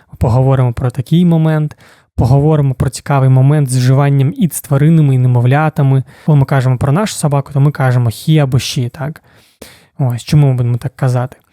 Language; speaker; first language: Ukrainian; native; Ukrainian